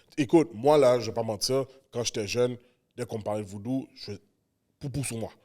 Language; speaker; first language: French; native; French